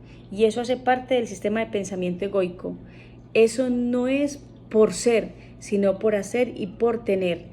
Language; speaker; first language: Spanish; native; Spanish